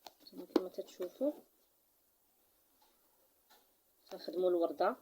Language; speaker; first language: Arabic; native; Arabic